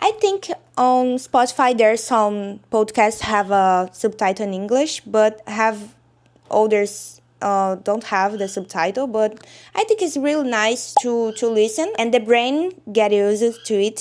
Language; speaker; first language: English; non-native, learner; Portuguese